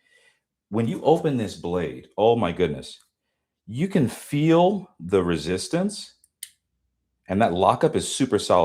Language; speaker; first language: English; native; English